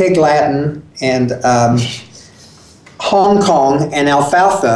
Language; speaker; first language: English; native; English